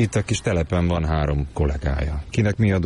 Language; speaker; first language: Hungarian; native; Hungarian